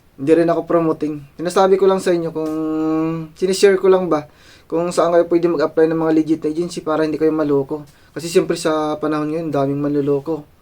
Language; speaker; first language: Filipino; non-native, local second language; Cebuano